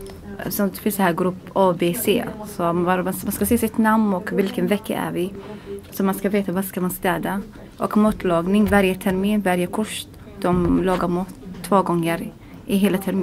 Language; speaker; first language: Swedish; non-native, learner; Arabic